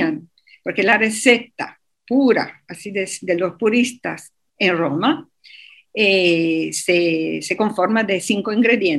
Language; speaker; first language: Spanish; non-native, fluent; Italian